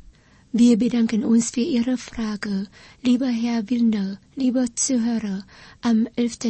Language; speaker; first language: German; non-native, fluent; Vietnamese